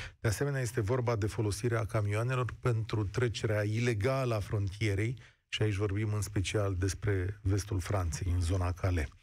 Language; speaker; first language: Romanian; native; Romanian